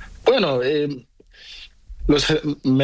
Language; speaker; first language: Spanish; non-native, learner; Portuguese